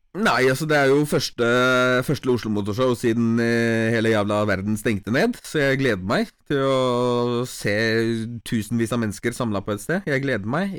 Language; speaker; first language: Norwegian; early bilingual, other home language; Polish